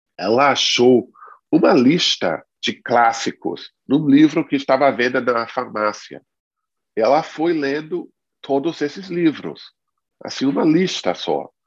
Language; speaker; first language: Portuguese; non-native, fluent; English